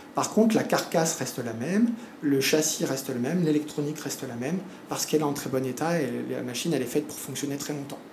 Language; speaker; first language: French; native; French